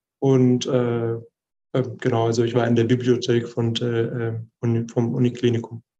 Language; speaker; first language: German; non-native, fluent; Arabic